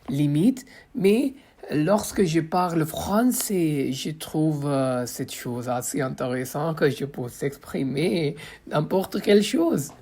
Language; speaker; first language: French; non-native, fluent; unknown